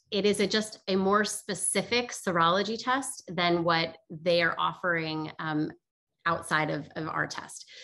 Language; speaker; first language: English; native; English